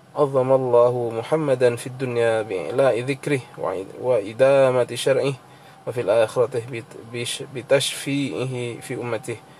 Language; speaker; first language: Arabic; non-native, fluent; Indonesian